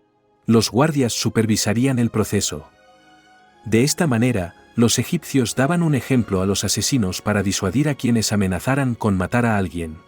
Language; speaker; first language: Spanish; native; Spanish